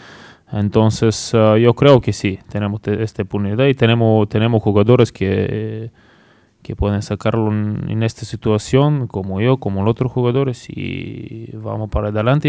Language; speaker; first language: Spanish; non-native, learner; Bulgarian